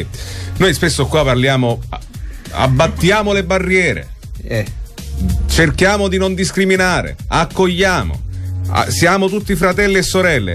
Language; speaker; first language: Italian; native; Italian